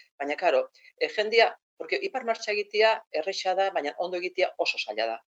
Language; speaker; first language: Basque; non-native, local second language; Spanish